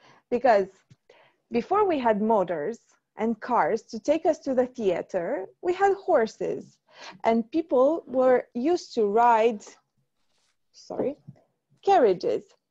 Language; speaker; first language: English; non-native, fluent; Romanian